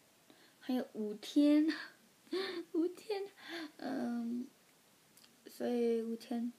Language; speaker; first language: Chinese; early bilingual, heritage; Chinese